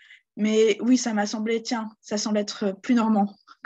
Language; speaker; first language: French; native; French